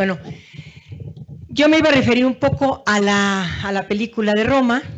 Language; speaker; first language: Spanish; native; Spanish